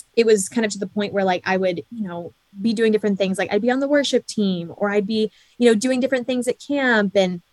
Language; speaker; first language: English; native; English